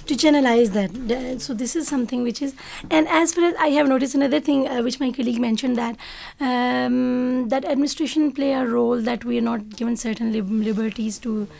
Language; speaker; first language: English; non-native, local second language; Urdu